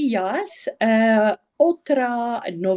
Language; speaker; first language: Spanish; non-native, learner; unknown